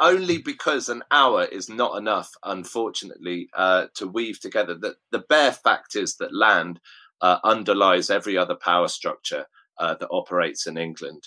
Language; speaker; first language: English; native; English